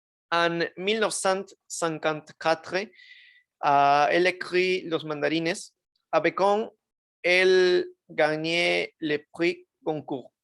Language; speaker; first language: French; non-native, learner; Spanish